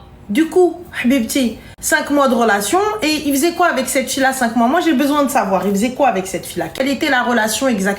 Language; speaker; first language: French; native; French